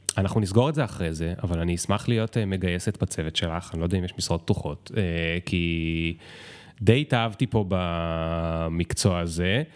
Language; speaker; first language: Hebrew; native; Hebrew